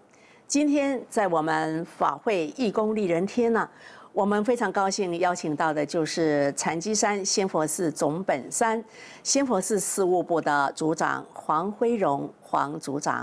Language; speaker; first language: Chinese; native; Chinese